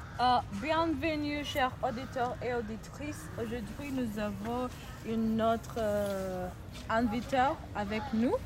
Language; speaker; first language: French; non-native, learner; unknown